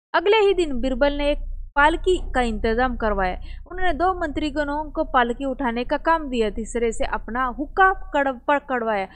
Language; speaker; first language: Hindi; non-native, local second language; Marathi